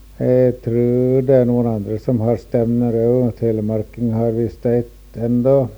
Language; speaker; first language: Norwegian; early bilingual, heritage; Norwegian